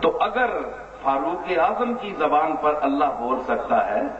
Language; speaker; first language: Urdu; non-native, local second language; Punjabi